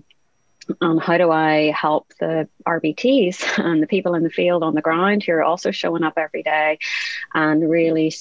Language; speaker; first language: English; native; English